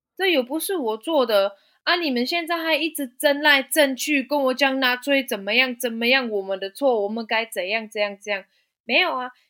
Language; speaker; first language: Chinese; non-native, fluent; German